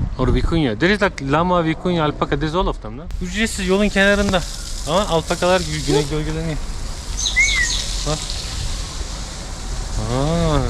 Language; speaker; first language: Turkish; native; Turkish